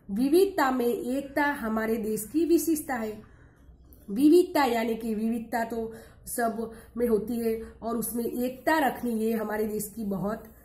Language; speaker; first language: Hindi; non-native, local second language; Gujarati